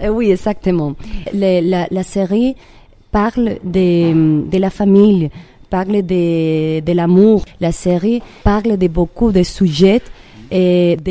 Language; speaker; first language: French; non-native, learner; Spanish